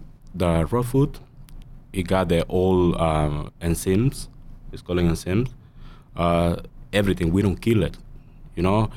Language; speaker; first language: English; non-native, learner; Spanish